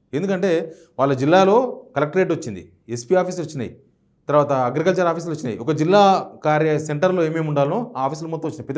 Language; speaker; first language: Telugu; native; Telugu